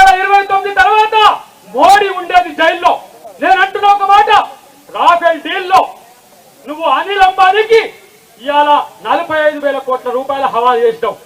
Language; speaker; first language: Telugu; native; Telugu